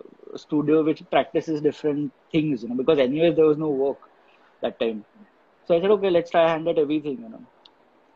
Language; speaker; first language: English; non-native, local second language; Gujarati